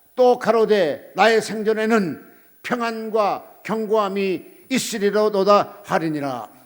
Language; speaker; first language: Korean; native; Korean